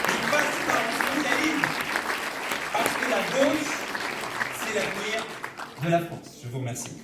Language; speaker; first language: French; native; French